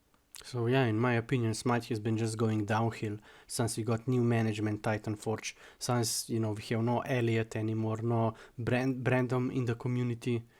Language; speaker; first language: English; non-native, fluent; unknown